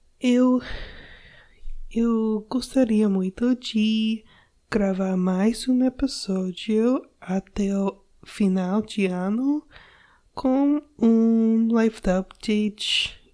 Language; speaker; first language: Portuguese; non-native, learner; English